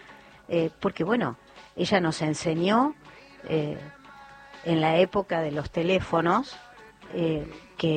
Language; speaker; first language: Spanish; native; Spanish